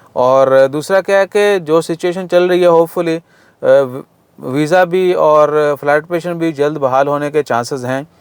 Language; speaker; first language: Urdu; non-native, local second language; Punjabi